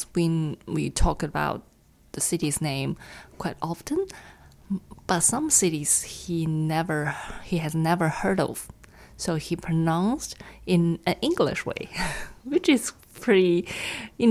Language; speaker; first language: English; non-native, fluent; Chinese